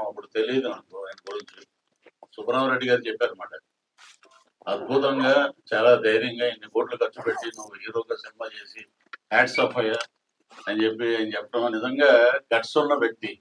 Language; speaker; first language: Telugu; native; Telugu